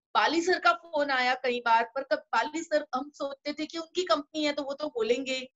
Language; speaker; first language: Hindi; non-native, local second language; Gujarati